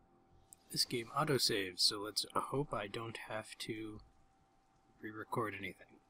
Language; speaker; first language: English; native; English